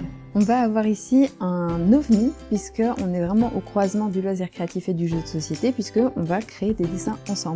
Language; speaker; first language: French; native; French